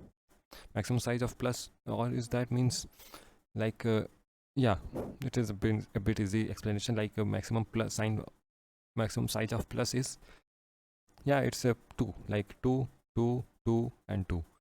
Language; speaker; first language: English; non-native, local second language; Hindi